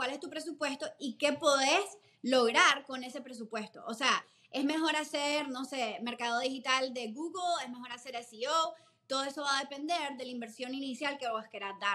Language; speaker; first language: Spanish; native; Spanish